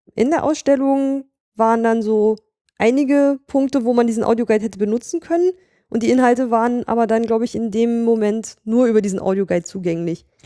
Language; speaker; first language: German; native; German